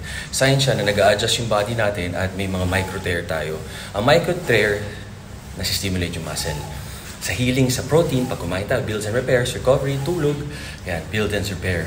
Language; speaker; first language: Filipino; native; Filipino